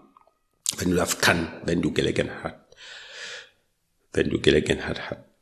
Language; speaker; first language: German; non-native, learner; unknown